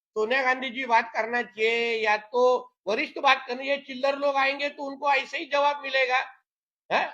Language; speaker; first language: Hindi; non-native, local second language; Marathi